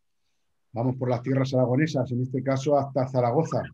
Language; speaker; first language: Spanish; native; Spanish